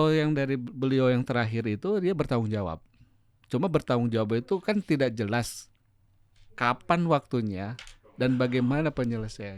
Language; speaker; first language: Indonesian; native; Indonesian